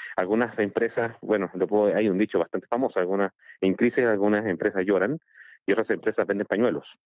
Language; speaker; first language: Spanish; native; Spanish